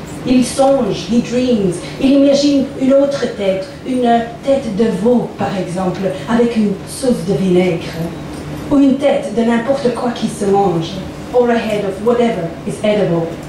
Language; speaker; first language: French; non-native, local second language; Dutch